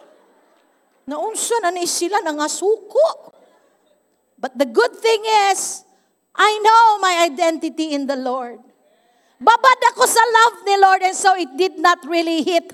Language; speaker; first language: English; non-native, local second language; Cebuano